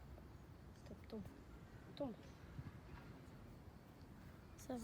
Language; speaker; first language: French; native; French